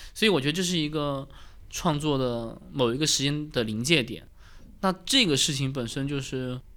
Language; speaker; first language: Chinese; native; Chinese